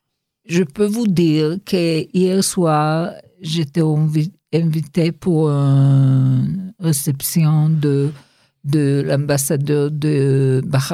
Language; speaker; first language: French; non-native, learner; Hebrew